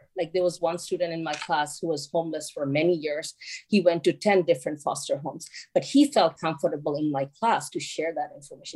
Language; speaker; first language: English; non-native, local second language; Bangla